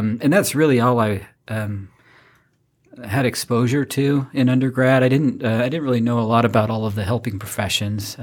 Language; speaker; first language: English; native; English